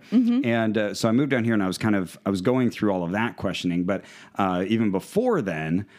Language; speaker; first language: English; native; English